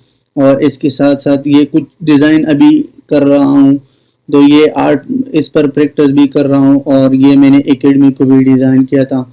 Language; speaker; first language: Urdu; non-native, local second language; Pashto